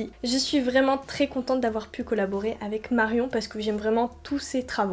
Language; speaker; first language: French; native; French